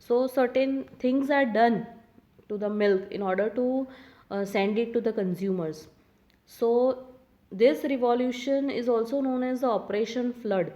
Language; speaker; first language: English; non-native, local second language; Hindi